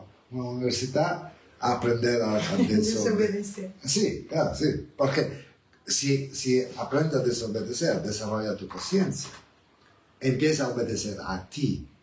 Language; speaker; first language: Spanish; non-native, learner; Italian